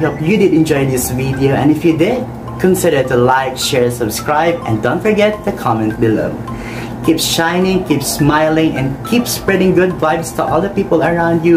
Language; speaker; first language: English; non-native, local second language; Filipino